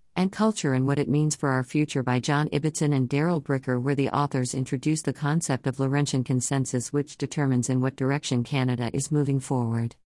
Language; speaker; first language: English; non-native, fluent; Persian